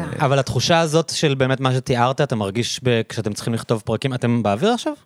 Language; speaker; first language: Hebrew; native; Hebrew